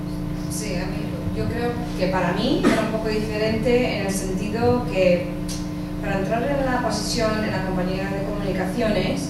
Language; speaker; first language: Spanish; early bilingual, heritage; English